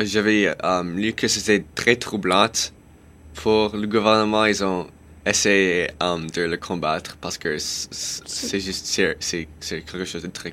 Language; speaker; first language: French; non-native, local second language; English